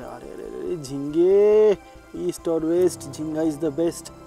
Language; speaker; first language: Hindi; non-native, local second language; Marathi